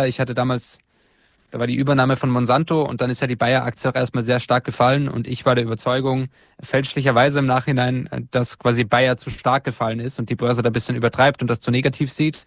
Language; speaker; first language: German; native; German